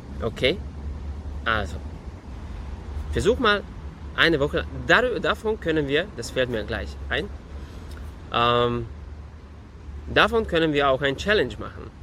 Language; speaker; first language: German; non-native, fluent; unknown